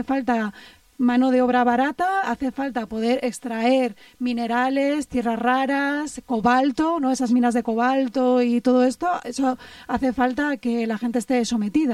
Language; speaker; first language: Spanish; native; Spanish